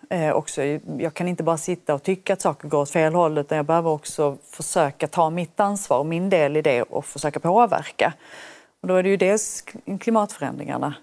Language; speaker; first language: Swedish; native; Swedish